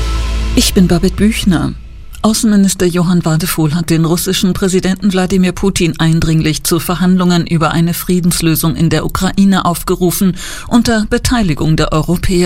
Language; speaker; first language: German; native; German